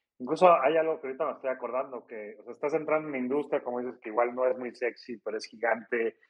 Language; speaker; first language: Spanish; native; Spanish